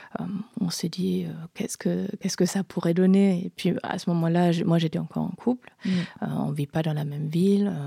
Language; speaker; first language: French; non-native, fluent; German